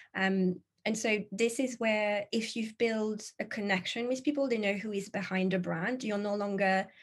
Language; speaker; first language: English; non-native, fluent; French